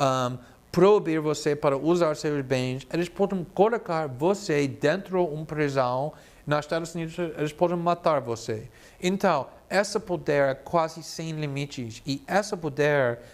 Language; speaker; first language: Portuguese; non-native, fluent; English